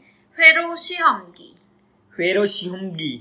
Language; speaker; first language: Korean; non-native, learner; Urdu